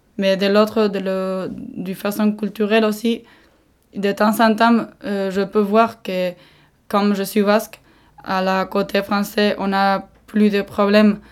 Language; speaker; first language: French; non-native, local second language; Basque